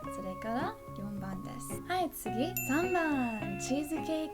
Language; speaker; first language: Japanese; non-native, learner; English